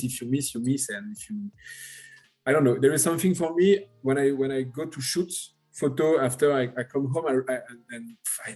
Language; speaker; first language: English; non-native, learner; French